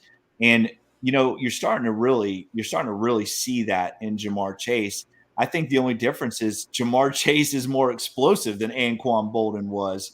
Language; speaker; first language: English; native; English